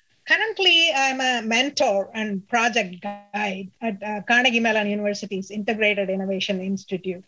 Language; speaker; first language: English; non-native, local second language; Tamil